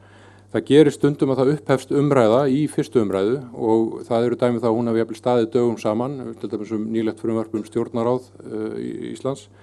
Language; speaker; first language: Icelandic; native; Icelandic